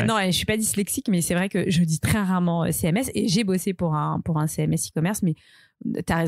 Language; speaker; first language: French; native; French